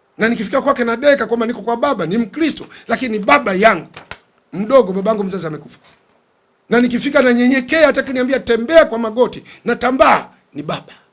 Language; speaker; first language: Swahili; native; Swahili